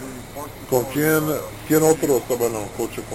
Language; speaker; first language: Spanish; non-native, learner; English